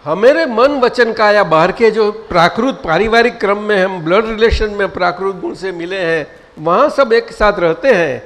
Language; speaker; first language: Hindi; non-native, local second language; Gujarati